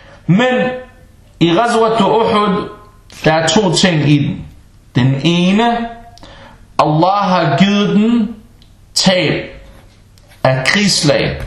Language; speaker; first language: Danish; early bilingual, other home language; Arabic